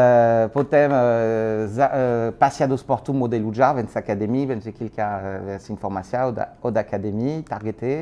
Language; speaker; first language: Polish; non-native, learner; French